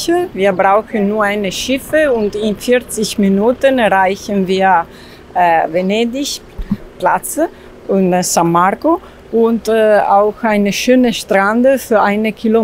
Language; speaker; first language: German; non-native, learner; Italian